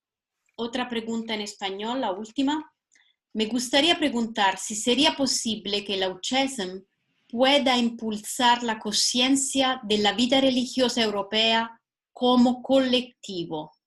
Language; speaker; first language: Spanish; non-native, learner; Italian